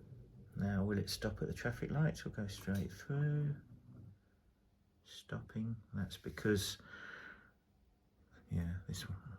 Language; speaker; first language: English; native; English